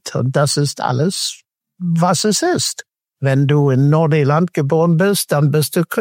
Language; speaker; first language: German; non-native, fluent; English